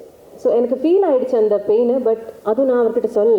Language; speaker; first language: Tamil; non-native, learner; Malayalam